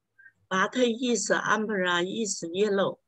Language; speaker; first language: English; non-native, learner; Chinese